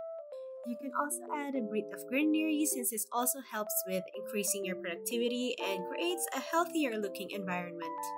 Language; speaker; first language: English; non-native, local second language; Filipino